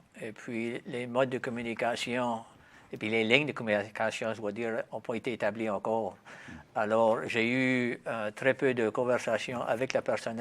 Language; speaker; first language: French; native; French